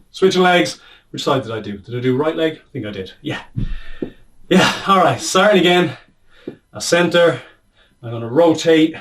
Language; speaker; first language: English; native; English